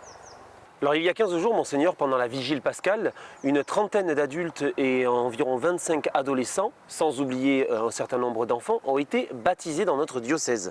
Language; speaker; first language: French; native; French